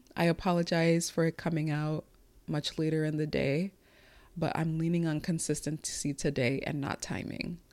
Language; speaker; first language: English; early bilingual, other home language; Igbo